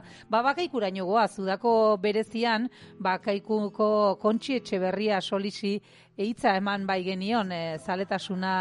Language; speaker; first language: Basque; native; Basque